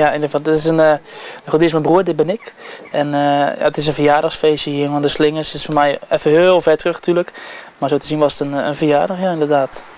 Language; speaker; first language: Dutch; native; Dutch